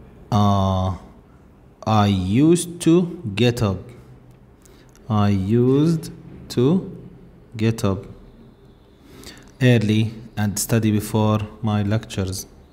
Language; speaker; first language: English; non-native, fluent; Arabic